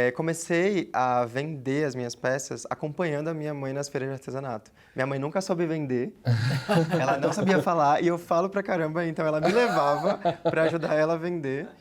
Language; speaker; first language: Portuguese; native; Portuguese